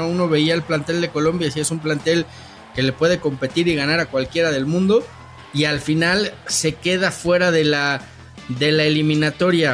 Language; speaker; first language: Spanish; native; Spanish